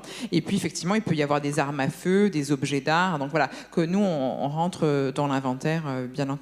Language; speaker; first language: French; native; French